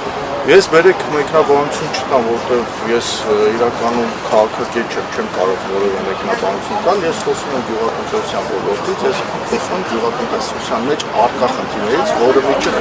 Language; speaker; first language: Armenian; native; Armenian